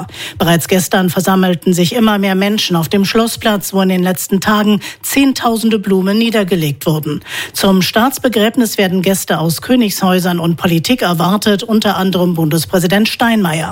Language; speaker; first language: German; native; German